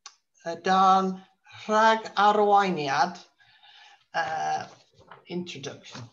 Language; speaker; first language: Welsh; non-native, learner; English